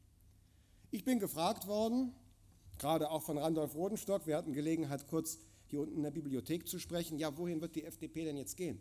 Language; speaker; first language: German; native; German